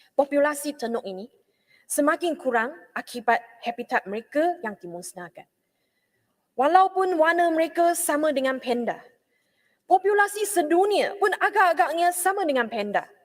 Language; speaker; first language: Malay; non-native, local second language; Chinese